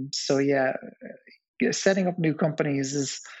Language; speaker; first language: English; native; English